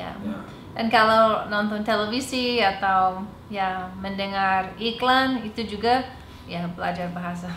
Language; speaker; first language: Indonesian; non-native, fluent; English